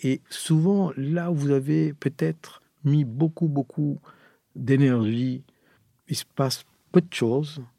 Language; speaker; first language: French; non-native, fluent; Spanish